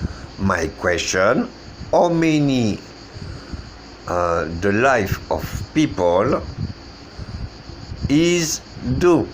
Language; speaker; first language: English; non-native, learner; French